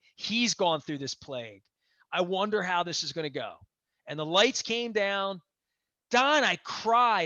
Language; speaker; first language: English; native; English